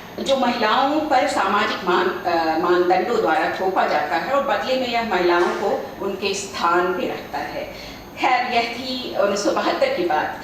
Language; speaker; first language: Hindi; native; Hindi